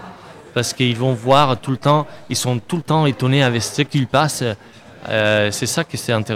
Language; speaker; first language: French; non-native, learner; Spanish